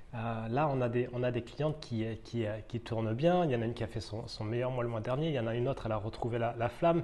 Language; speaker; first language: French; native; French